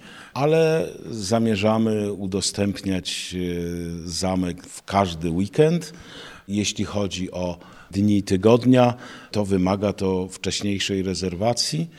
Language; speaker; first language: Polish; native; Polish